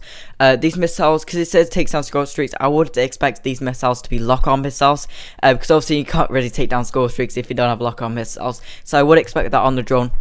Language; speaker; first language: English; native; English